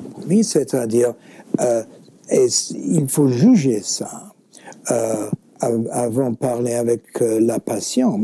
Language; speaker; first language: French; non-native, fluent; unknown